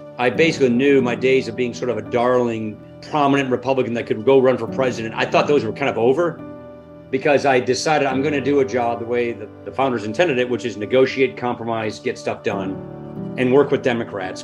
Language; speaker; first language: English; native; English